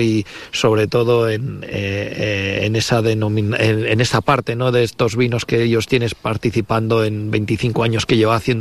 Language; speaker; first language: Spanish; native; Spanish